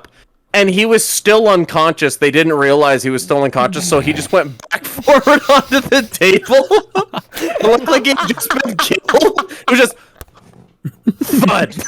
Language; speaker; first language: English; native; English